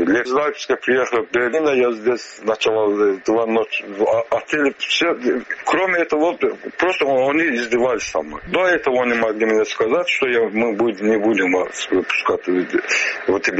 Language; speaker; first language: Russian; non-native, learner; Azerbaijani